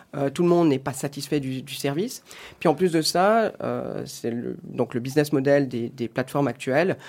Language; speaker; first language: French; native; French